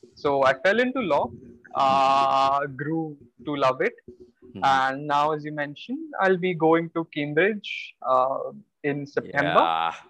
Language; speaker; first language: English; non-native, local second language; Odia